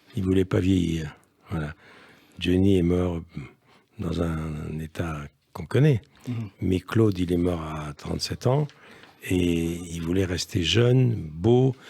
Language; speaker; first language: French; native; French